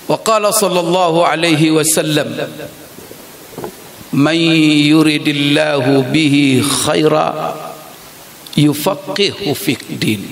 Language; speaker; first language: Arabic; non-native, fluent; Indonesian